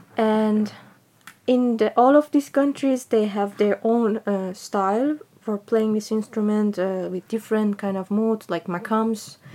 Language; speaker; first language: English; non-native, fluent; Persian